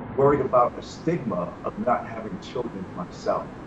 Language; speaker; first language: English; native; English